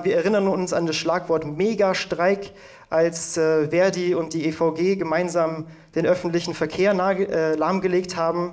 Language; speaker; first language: German; native; German